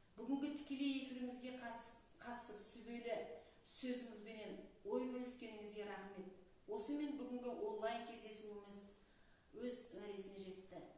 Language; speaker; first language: Kazakh; native; Kazakh